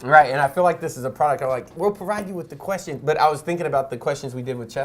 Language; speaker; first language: English; native; English